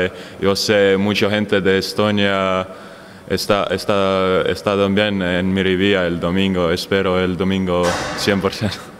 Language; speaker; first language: Spanish; non-native, learner; Estonian